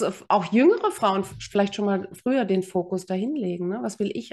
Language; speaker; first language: German; native; German